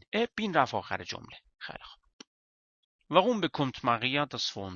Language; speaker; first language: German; non-native, fluent; Persian